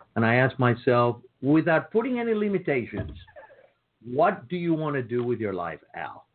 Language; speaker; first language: English; early bilingual, other home language; Spanish